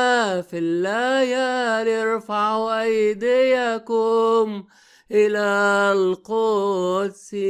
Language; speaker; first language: Arabic; native; Arabic